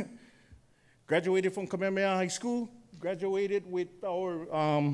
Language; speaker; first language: English; native; English